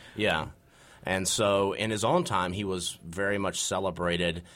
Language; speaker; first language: English; native; English